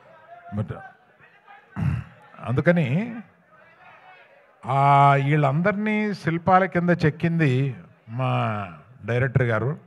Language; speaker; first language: Telugu; native; Telugu